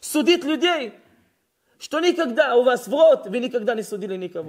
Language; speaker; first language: Russian; early bilingual, heritage; Russian